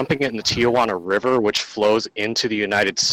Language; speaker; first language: English; native; English